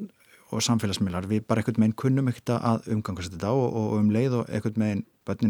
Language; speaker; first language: Icelandic; native; Icelandic